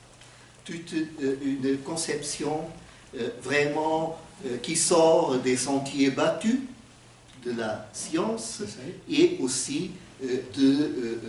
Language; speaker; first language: French; non-native, fluent; Portuguese